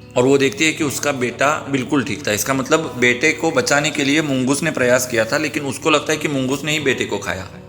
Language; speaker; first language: Hindi; non-native, local second language; Marathi